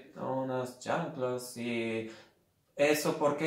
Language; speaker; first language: Spanish; non-native, fluent; Lithuanian